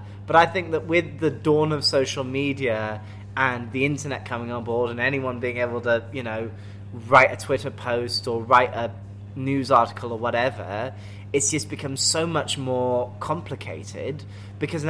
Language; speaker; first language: English; native; English